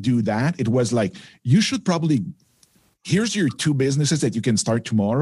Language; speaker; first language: English; non-native, fluent; French